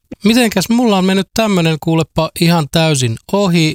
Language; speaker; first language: Finnish; native; Finnish